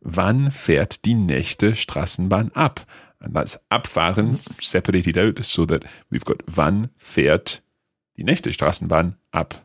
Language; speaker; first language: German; non-native, learner; English